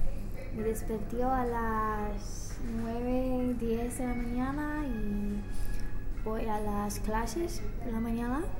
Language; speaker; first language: Spanish; non-native, learner; English